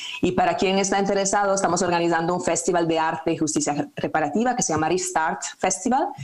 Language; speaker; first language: Spanish; non-native, fluent; Italian